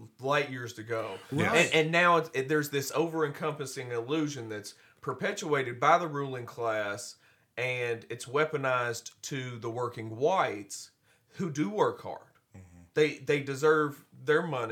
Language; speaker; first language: English; native; English